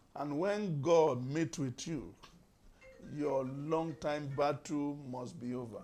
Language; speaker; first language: English; non-native, local second language; Yoruba